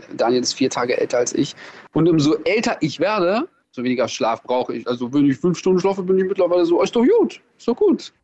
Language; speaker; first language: German; early bilingual, other home language; Russian